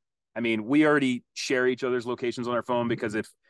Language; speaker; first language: English; native; English